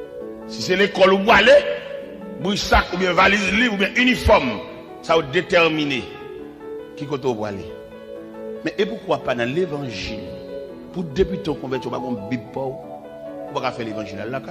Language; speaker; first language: French; non-native, local second language; Haitian Creole